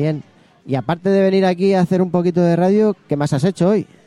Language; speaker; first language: Spanish; native; Spanish